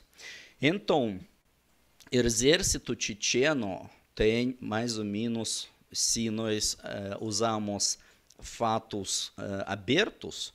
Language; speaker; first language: Portuguese; non-native, learner; Russian